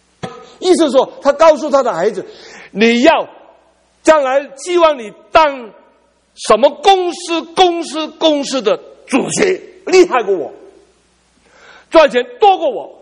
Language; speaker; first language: Chinese; early bilingual, heritage; Cantonese